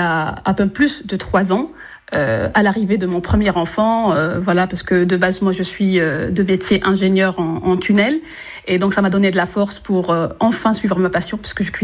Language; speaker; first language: French; non-native, local second language; Arabic